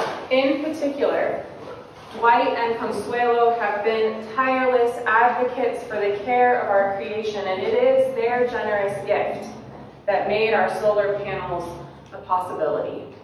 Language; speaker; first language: English; native; English